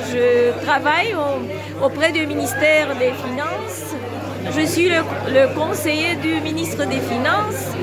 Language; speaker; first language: French; non-native, fluent; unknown